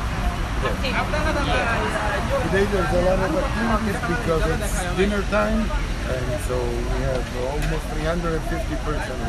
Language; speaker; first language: English; non-native, fluent; Italian